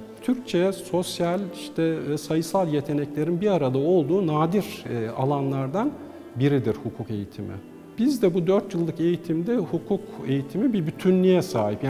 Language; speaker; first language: Turkish; native; Turkish